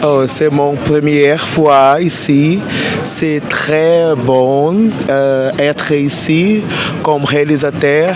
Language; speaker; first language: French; non-native, learner; Portuguese